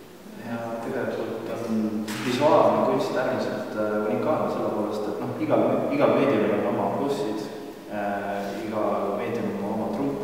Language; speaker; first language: Estonian; native; Estonian